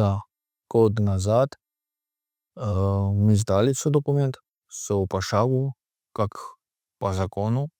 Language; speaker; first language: Russian; non-native, learner; Georgian